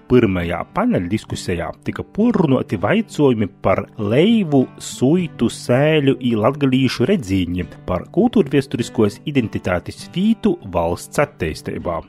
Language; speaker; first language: Latvian; native; Latvian